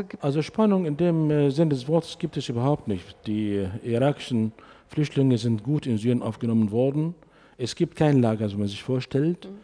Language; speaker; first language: German; non-native, fluent; Arabic